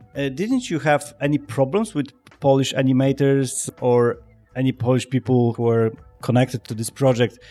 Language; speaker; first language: English; non-native, fluent; Polish